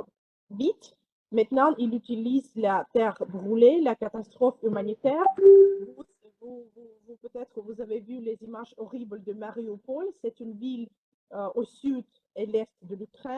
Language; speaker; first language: French; non-native, fluent; Ukrainian